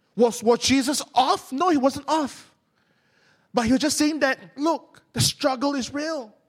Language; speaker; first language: English; non-native, local second language; Cantonese